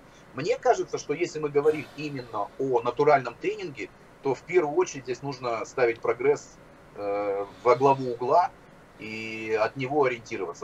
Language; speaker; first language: Russian; native; Russian